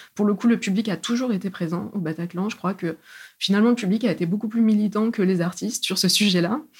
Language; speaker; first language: French; native; French